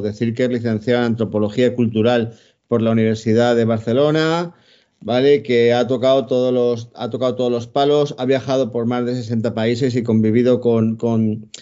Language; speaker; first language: Spanish; native; Spanish